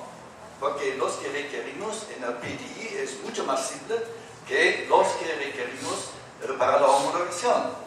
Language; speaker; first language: Spanish; non-native, fluent; German